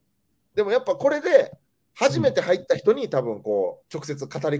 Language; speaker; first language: Japanese; native; Japanese